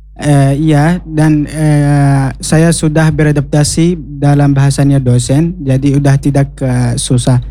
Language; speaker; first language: Indonesian; non-native, fluent; Arabic